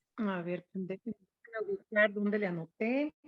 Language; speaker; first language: Spanish; native; Spanish